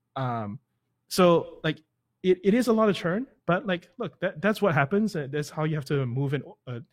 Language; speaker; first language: English; native; English